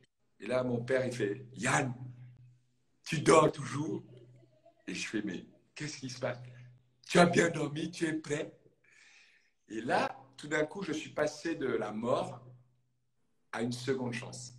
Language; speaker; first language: French; native; French